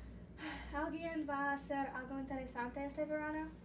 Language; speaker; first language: Spanish; non-native, learner; English